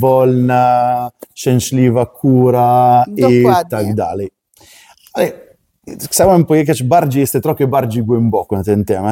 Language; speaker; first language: Polish; non-native, learner; Italian